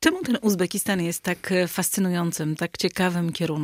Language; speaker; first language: Polish; native; Polish